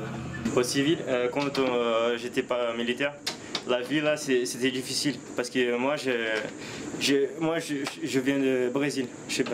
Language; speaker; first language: French; non-native, fluent; Portuguese